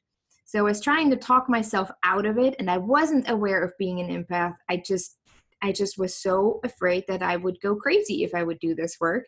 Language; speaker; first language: English; non-native, fluent; German